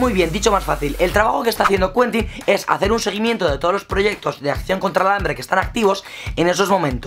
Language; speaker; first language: Spanish; native; Spanish